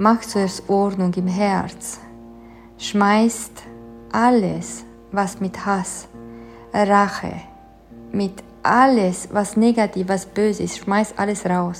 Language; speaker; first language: German; non-native, fluent; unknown